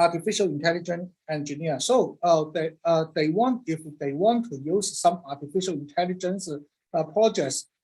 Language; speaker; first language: English; non-native, learner; Cantonese